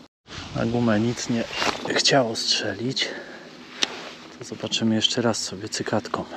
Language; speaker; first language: Polish; native; Polish